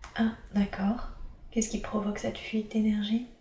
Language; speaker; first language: French; native; French